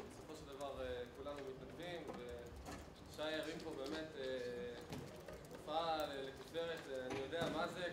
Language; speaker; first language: Hebrew; native; Hebrew